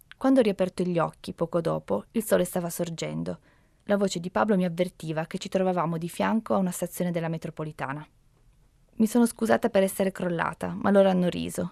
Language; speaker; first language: Italian; native; Italian